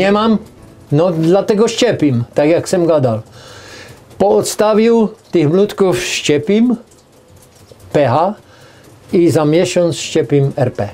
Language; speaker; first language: Polish; non-native, learner; Czech